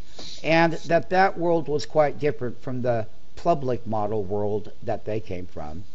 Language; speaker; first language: English; native; English